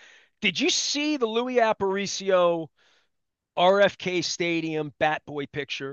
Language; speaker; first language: English; native; English